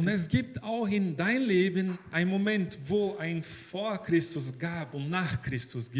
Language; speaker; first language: German; non-native, fluent; Portuguese